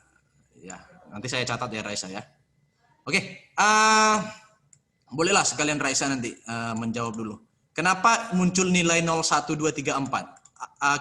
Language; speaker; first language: Indonesian; native; Indonesian